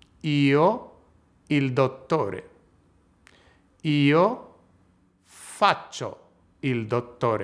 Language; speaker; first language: Italian; non-native, fluent; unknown